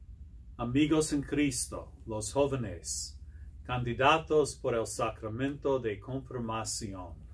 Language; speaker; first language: Spanish; non-native, learner; English